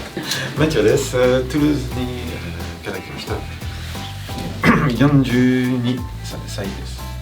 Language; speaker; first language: Japanese; non-native, learner; French